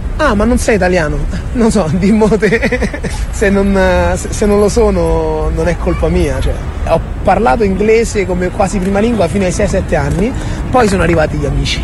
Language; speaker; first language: Italian; early bilingual, other home language; English